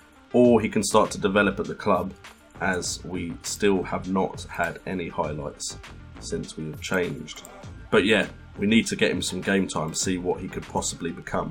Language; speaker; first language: English; native; English